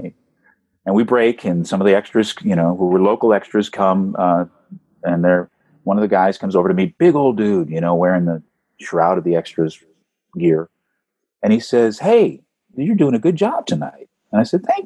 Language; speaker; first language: English; native; English